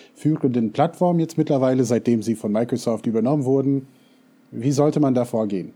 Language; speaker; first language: German; non-native, fluent; English